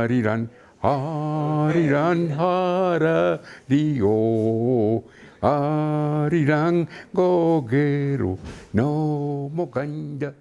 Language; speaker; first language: Spanish; native; Spanish